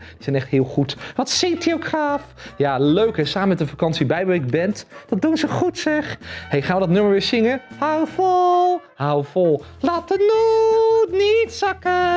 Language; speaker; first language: Dutch; native; Dutch